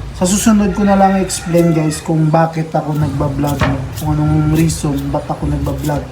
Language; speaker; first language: Filipino; non-native, local second language; Hiligaynon